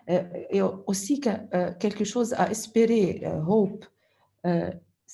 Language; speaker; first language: French; non-native, local second language; Arabic